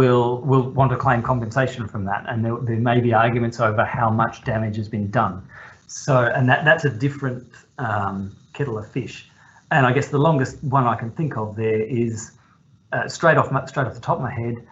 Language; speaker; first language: English; native; English